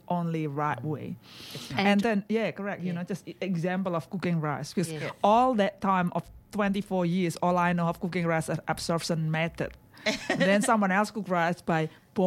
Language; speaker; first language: English; non-native, fluent; Indonesian